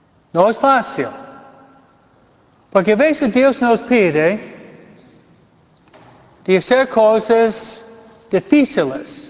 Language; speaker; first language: Spanish; non-native, fluent; English